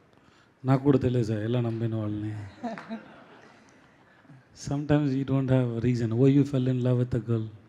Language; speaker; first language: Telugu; non-native, learner; Tamil